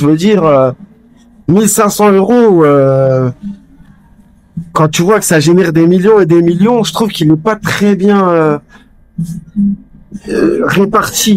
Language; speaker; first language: French; native; French